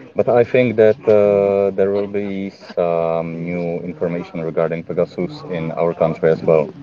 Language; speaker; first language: English; non-native, fluent; Czech